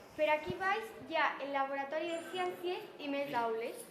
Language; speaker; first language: Catalan; non-native, learner; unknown